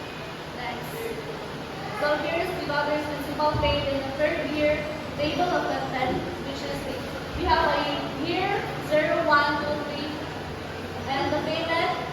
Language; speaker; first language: English; non-native, local second language; Cebuano